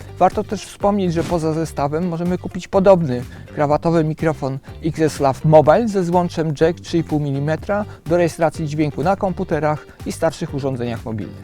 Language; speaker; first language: Polish; native; Polish